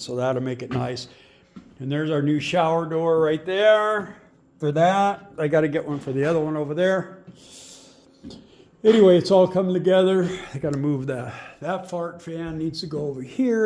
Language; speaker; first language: English; native; English